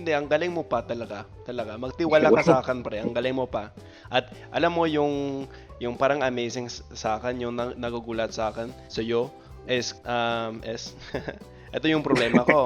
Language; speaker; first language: Filipino; non-native, fluent; English